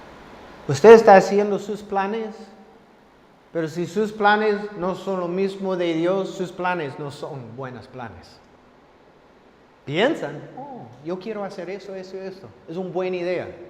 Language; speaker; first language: Spanish; non-native, fluent; English